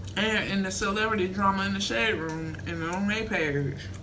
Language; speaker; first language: English; native; English